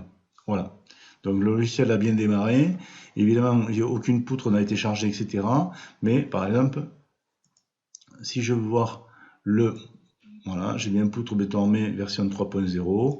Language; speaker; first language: French; native; French